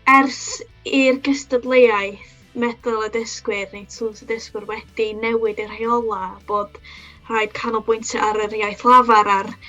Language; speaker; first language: Welsh; non-native, local second language; English